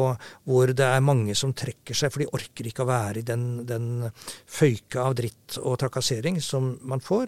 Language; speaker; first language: Norwegian; native; Norwegian